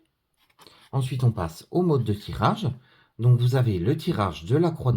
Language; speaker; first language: French; native; French